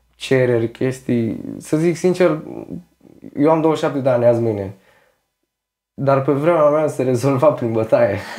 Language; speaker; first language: Romanian; native; Romanian